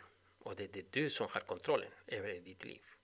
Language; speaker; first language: Swedish; non-native, fluent; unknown